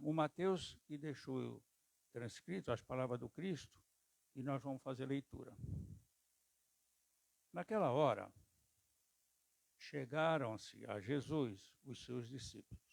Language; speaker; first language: Portuguese; native; Portuguese